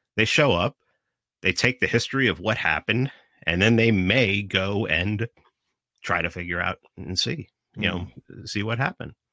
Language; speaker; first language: English; native; English